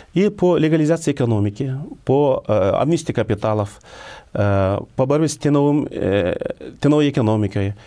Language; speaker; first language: Russian; non-native, local second language; Kyrgyz